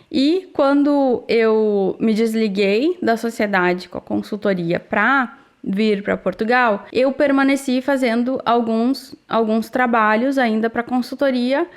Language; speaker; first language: Portuguese; native; Portuguese